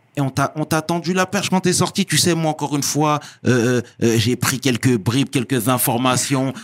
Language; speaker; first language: French; native; French